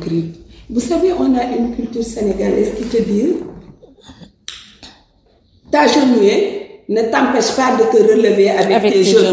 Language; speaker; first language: French; non-native, local second language; Wolof